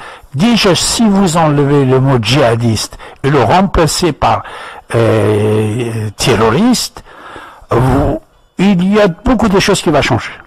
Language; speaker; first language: French; non-native, fluent; Persian